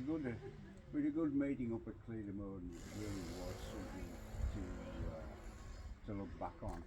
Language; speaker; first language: English; native; English